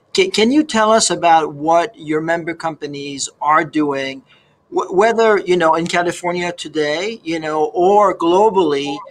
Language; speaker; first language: English; native; English